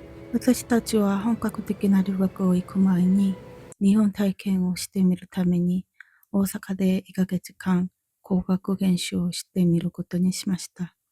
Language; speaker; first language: Japanese; non-native, fluent; Korean